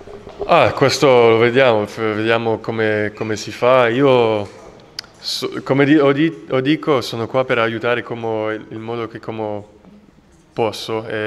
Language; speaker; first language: Italian; non-native, learner; French